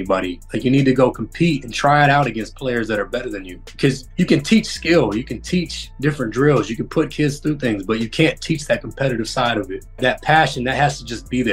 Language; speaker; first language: English; native; English